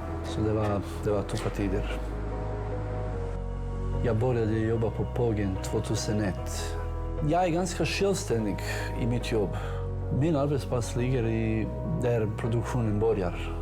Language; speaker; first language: Swedish; non-native, fluent; Bosnian